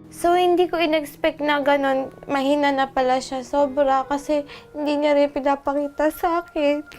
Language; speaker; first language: Filipino; non-native, local second language; Cebuano